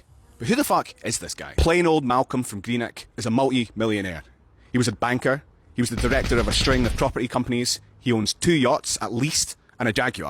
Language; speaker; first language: English; native; English